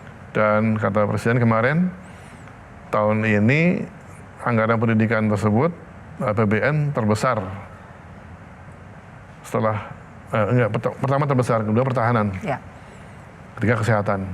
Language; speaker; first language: Indonesian; native; Indonesian